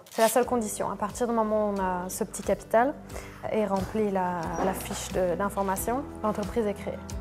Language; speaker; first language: French; native; French